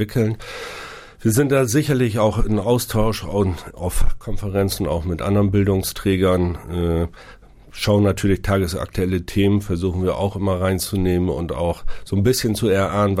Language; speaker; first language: German; native; German